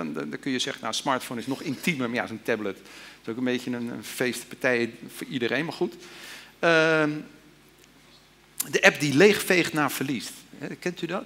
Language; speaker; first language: Dutch; native; Dutch